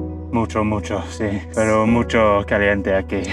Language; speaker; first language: Spanish; non-native, learner; English